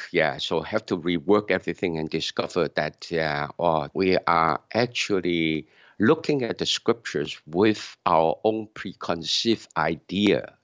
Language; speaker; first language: English; non-native, local second language; Cantonese